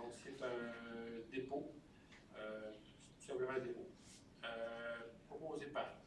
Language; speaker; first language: French; native; French